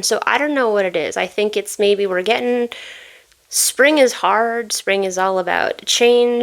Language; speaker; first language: English; native; English